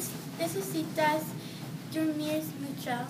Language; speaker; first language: Spanish; non-native, learner; English